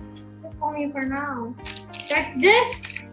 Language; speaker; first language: English; non-native, learner; Indonesian